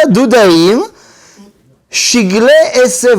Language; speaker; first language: Hebrew; non-native, fluent; French